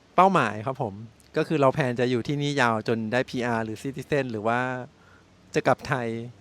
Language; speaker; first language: Thai; native; Thai